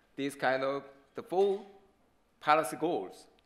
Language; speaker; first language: English; non-native, learner; Korean